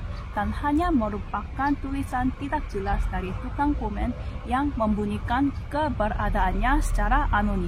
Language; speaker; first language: Indonesian; non-native, fluent; Korean